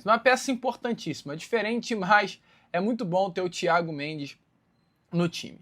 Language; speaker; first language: Portuguese; native; Portuguese